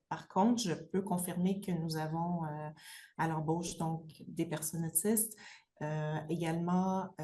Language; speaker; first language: French; native; French